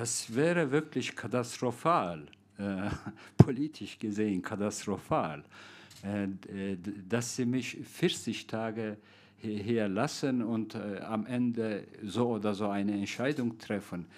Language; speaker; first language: German; non-native, fluent; Turkish